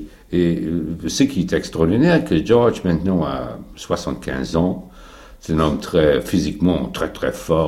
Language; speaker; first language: French; non-native, fluent; German